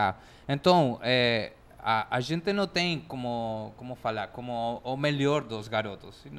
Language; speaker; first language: Portuguese; non-native, fluent; Spanish